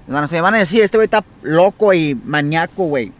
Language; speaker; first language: Spanish; early bilingual, other home language; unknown